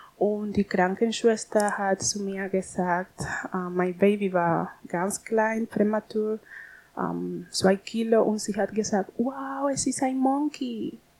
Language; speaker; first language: German; non-native, learner; Spanish